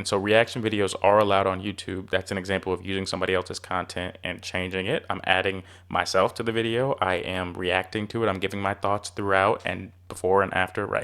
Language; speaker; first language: English; native; English